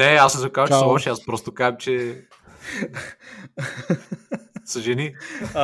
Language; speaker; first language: Bulgarian; native; Bulgarian